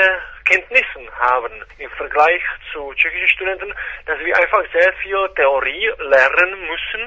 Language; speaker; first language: German; non-native, fluent; Czech